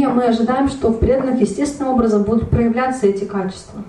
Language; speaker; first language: Russian; native; Russian